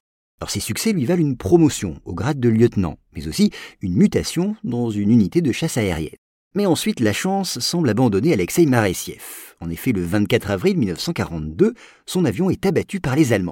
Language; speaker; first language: French; native; French